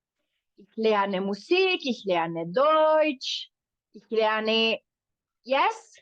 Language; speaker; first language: German; non-native, fluent; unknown